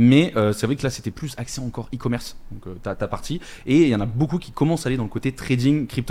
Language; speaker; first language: French; native; French